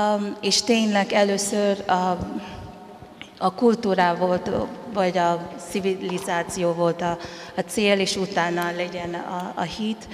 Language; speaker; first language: Hungarian; non-native, fluent; Tongan